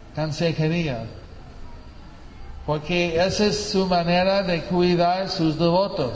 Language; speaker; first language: Spanish; non-native, fluent; English